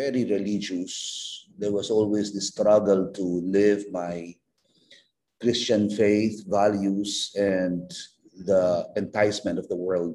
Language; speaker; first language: English; non-native, local second language; Filipino